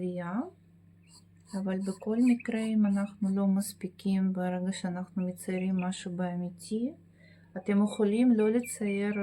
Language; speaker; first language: Hebrew; non-native, fluent; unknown